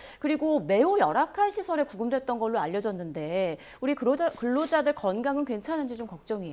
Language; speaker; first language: Korean; native; Korean